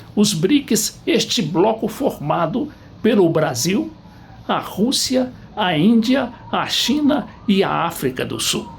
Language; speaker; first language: Portuguese; native; Portuguese